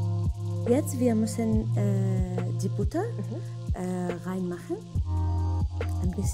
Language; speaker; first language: German; non-native, learner; Arabic